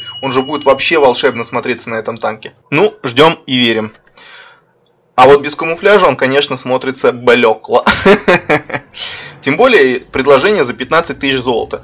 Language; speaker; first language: Russian; native; Russian